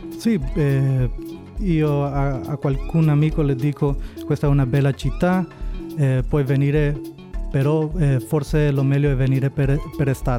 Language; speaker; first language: Italian; non-native, learner; Spanish